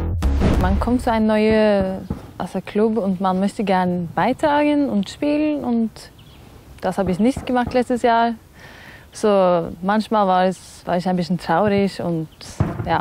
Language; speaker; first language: German; non-native, fluent; Norwegian